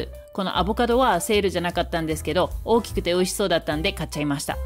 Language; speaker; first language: Japanese; native; Japanese